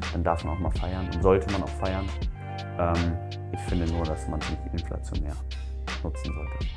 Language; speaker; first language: German; native; German